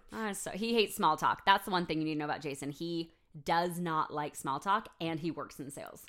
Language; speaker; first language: English; native; English